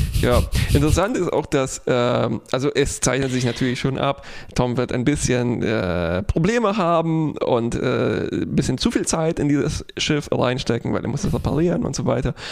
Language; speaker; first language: German; non-native, fluent; Polish